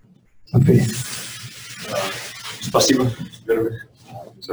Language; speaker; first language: Russian; non-native, fluent; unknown